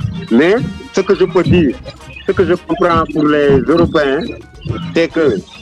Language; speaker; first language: French; non-native, local second language; Wolof